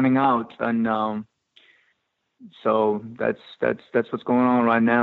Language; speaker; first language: English; non-native, local second language; Cantonese